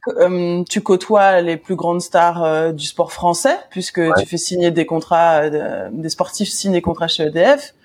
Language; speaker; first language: French; native; French